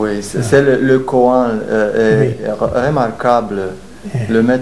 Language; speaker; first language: French; non-native, fluent; Romanian